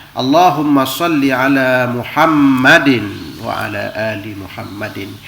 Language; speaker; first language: Malay; native; Malay